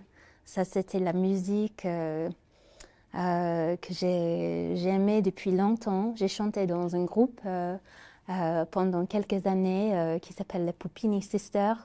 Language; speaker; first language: French; non-native, learner; English